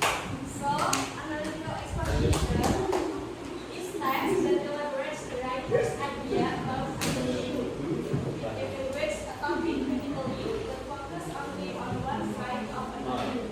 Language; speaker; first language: English; non-native, learner; Indonesian